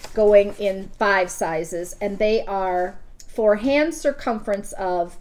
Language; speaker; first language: English; native; English